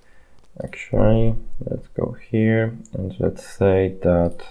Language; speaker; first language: English; non-native, fluent; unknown